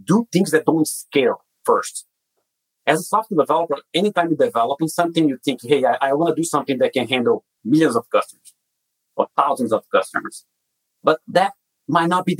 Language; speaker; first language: English; non-native, fluent; Portuguese